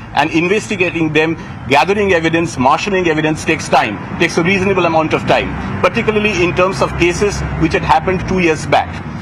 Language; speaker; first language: English; non-native, local second language; Bangla